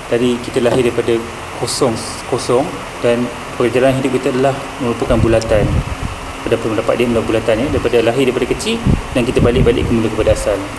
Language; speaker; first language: Malay; native; Malay